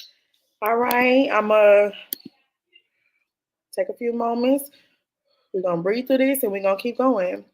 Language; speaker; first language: English; native; English